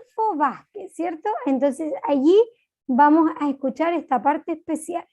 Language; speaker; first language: Spanish; native; Spanish